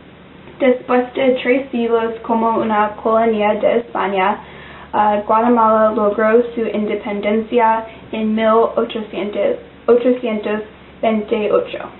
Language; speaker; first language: Spanish; non-native, learner; English